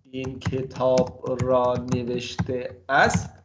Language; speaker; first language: Persian; non-native, fluent; Urdu